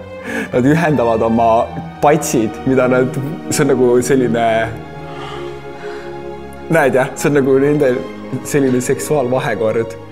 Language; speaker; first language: Estonian; native; Estonian